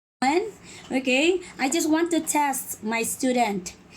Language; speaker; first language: English; non-native, local second language; Filipino